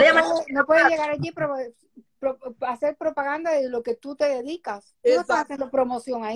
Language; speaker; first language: Spanish; native; Spanish